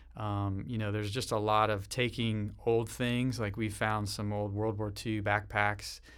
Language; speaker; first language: English; native; English